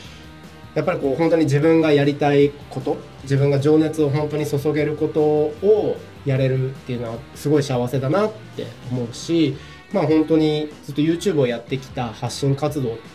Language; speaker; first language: Japanese; native; Japanese